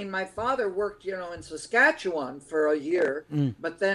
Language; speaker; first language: English; early bilingual, other home language; Lithuanian